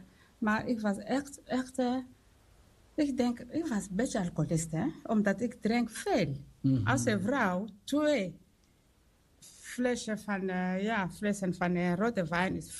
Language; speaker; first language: Dutch; non-native, learner; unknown